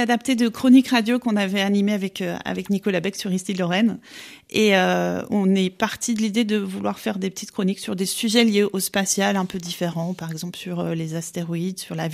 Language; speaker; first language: French; native; French